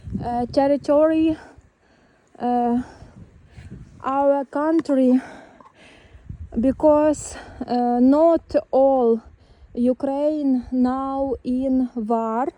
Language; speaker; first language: English; non-native, learner; Ukrainian